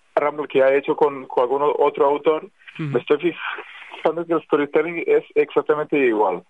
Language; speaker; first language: Spanish; non-native, fluent; Serbian